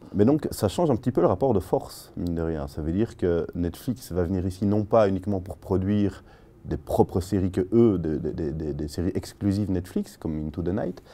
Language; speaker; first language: French; native; French